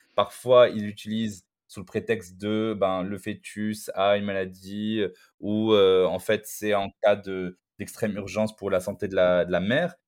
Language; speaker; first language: French; non-native, local second language; Arabic